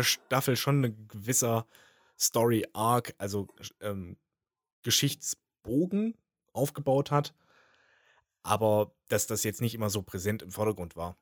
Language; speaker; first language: German; native; German